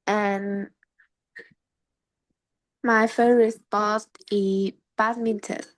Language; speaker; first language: English; non-native, learner; Vietnamese